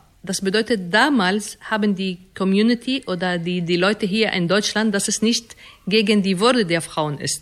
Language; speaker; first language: German; non-native, fluent; Arabic